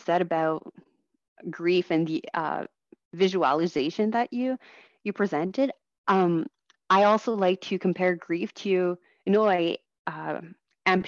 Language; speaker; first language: English; non-native, fluent; French